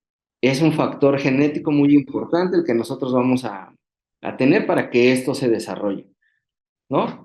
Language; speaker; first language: Spanish; native; Spanish